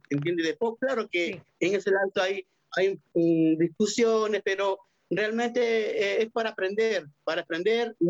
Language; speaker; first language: Spanish; native; Spanish